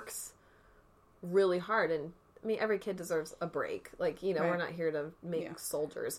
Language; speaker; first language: English; native; English